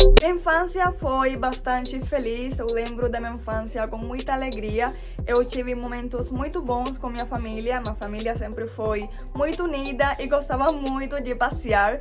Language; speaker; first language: Portuguese; non-native, fluent; Spanish